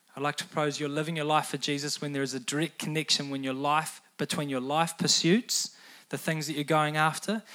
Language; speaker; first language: English; native; English